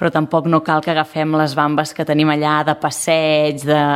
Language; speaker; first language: Catalan; native; Catalan